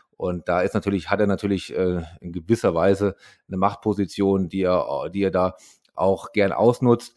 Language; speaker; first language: German; native; German